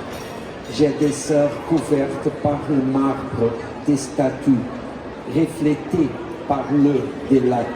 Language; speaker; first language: French; non-native, fluent; Portuguese